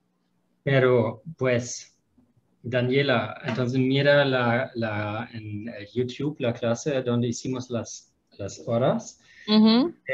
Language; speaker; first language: Spanish; non-native, fluent; German